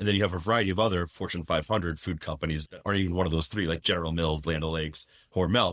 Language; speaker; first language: English; native; English